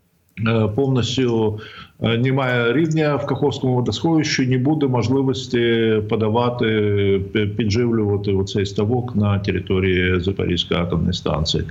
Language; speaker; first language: Ukrainian; native; Ukrainian